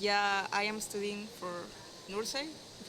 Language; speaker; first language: English; non-native, learner; Spanish